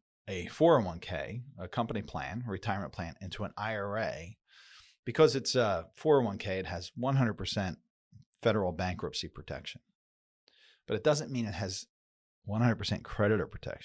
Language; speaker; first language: English; native; English